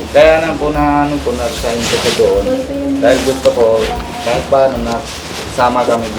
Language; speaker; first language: Filipino; non-native, learner; Punjabi